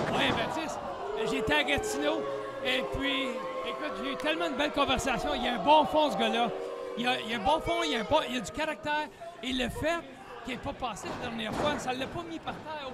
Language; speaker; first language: French; native; French